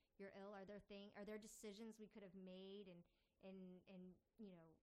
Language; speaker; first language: English; native; English